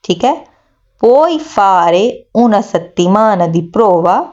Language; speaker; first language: Italian; non-native, fluent; Urdu